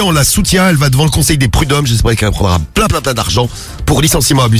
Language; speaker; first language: French; native; French